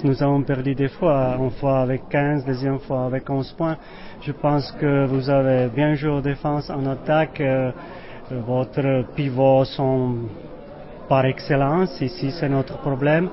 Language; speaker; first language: French; non-native, learner; Czech